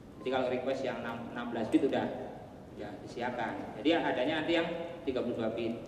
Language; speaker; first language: Indonesian; non-native, local second language; Javanese